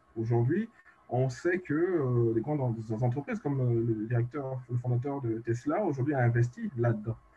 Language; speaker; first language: French; native; French